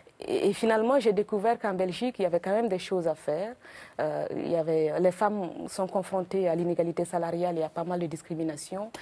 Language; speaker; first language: French; non-native, local second language; Mossi